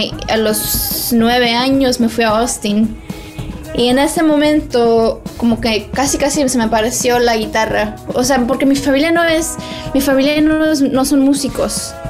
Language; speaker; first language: Spanish; early bilingual, heritage; Spanish